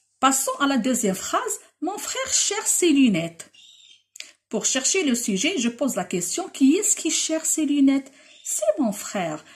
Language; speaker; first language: French; non-native, local second language; Arabic